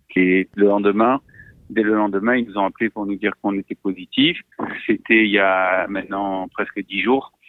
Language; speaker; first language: French; native; French